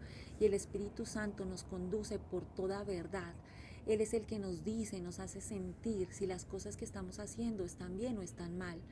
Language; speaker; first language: Spanish; native; Spanish